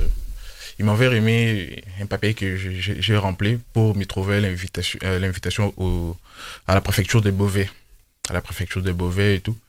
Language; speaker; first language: French; non-native, local second language; Lingala